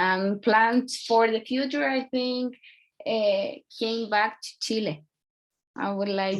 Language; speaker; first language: English; non-native, learner; Spanish